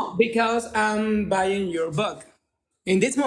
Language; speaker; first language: English; non-native, learner; Spanish